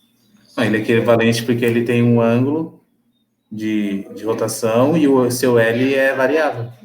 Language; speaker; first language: Portuguese; native; Portuguese